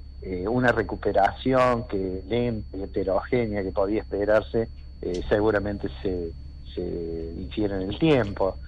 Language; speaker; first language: Spanish; native; Spanish